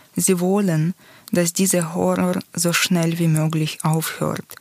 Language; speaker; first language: German; non-native, fluent; Ukrainian